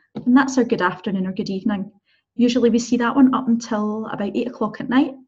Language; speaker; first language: English; native; English